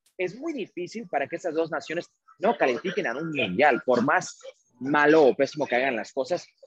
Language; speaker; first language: Spanish; early bilingual, heritage; Spanish